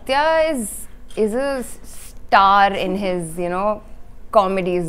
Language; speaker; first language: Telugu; non-native, learner; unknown